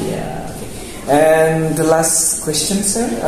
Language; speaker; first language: English; non-native, local second language; Indonesian